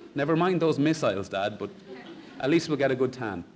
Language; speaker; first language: English; native; English